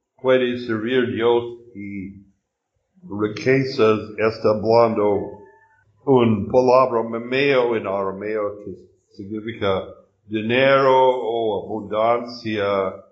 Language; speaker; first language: Spanish; non-native, learner; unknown